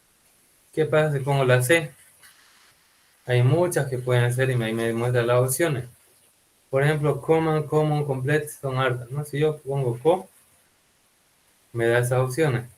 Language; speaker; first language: Spanish; native; Spanish